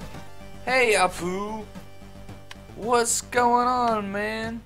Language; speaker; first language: English; native; English